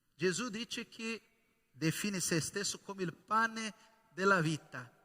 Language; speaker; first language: Italian; non-native, fluent; Portuguese